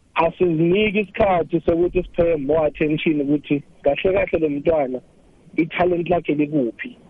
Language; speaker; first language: Zulu; non-native, local second language; South Ndebele